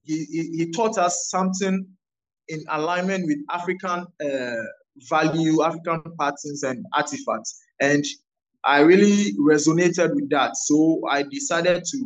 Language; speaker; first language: English; non-native, local second language; Ewe